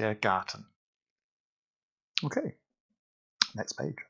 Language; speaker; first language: German; non-native, fluent; English